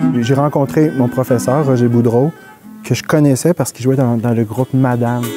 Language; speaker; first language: French; native; French